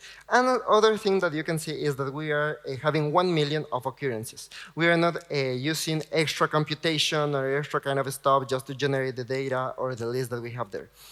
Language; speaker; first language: English; non-native, fluent; Spanish